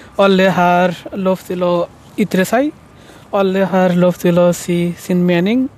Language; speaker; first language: Norwegian; non-native, learner; Bangla